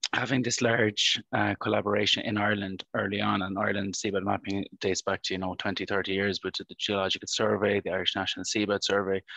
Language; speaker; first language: English; native; English